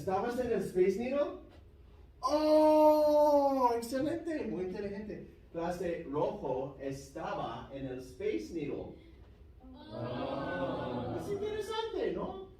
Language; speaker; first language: Spanish; non-native, fluent; English